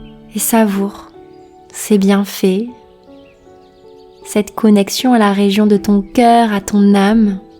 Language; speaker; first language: French; native; French